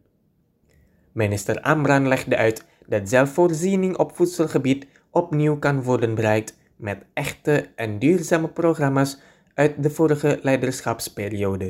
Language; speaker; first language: Dutch; non-native, fluent; Indonesian